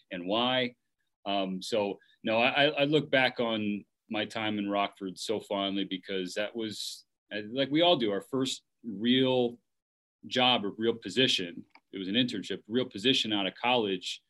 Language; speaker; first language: English; native; English